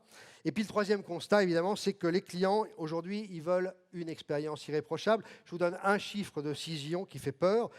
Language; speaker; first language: French; native; French